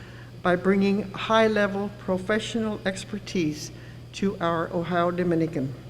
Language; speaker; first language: English; native; English